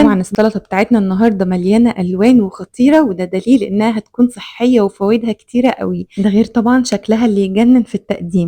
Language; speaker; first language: Arabic; native; Arabic